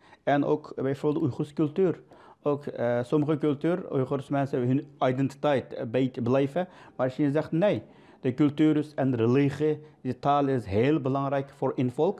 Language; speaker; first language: Dutch; non-native, learner; Uyghur